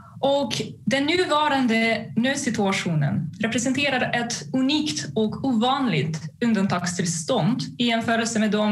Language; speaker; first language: Swedish; non-native, fluent; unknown